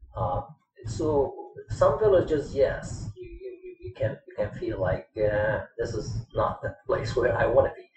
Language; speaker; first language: English; non-native, fluent; Arabic